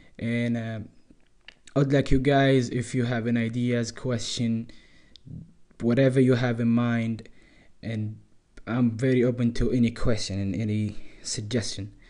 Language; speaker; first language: English; non-native, learner; Arabic